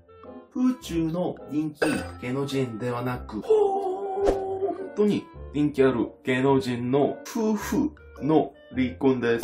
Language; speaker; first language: Japanese; non-native, learner; Korean